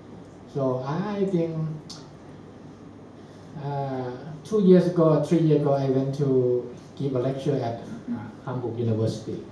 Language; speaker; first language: English; non-native, fluent; Thai